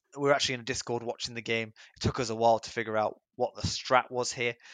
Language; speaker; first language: English; native; English